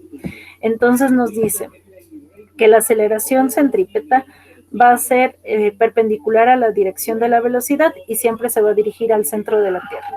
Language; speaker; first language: Spanish; native; Spanish